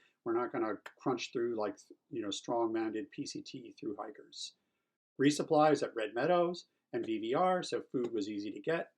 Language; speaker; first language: English; native; English